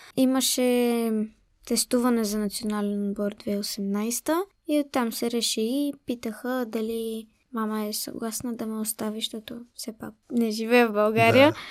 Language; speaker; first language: Bulgarian; early bilingual, other home language; Arabic